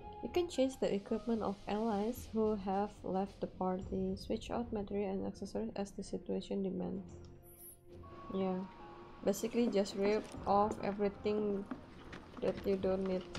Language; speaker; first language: English; non-native, fluent; Indonesian